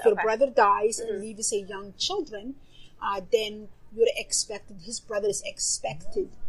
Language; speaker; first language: English; non-native, fluent; Somali